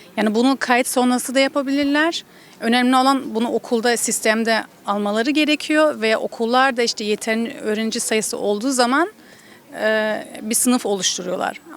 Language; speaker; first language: Turkish; early bilingual, heritage; Turkish